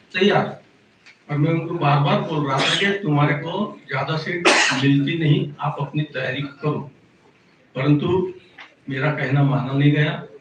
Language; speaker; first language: Hindi; non-native, local second language; Marathi